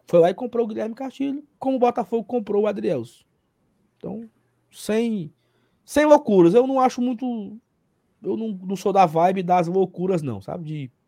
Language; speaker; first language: Portuguese; native; Portuguese